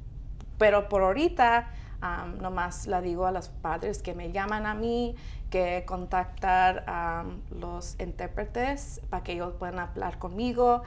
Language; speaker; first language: Spanish; early bilingual, heritage; Spanish